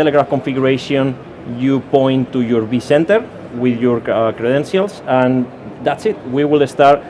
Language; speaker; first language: English; non-native, fluent; Spanish